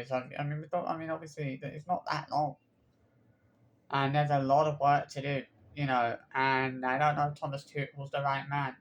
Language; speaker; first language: English; native; English